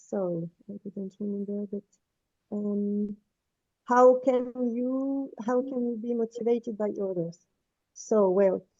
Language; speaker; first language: English; non-native, fluent; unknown